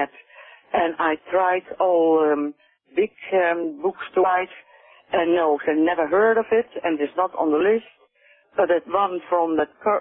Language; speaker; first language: English; non-native, fluent; Dutch